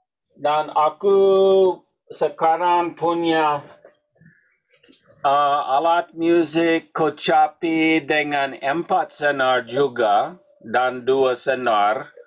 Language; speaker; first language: Indonesian; non-native, learner; English